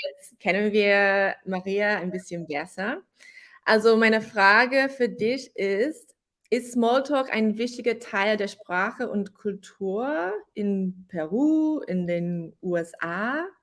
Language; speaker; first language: German; non-native, fluent; English